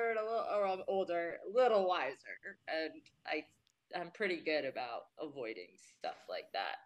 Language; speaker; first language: English; native; English